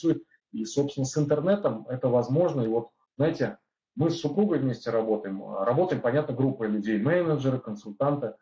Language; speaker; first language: Russian; native; Russian